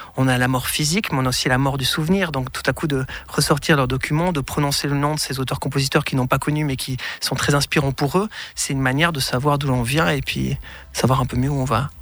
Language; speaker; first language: French; native; French